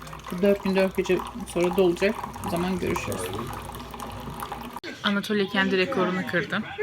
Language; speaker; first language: Turkish; native; Turkish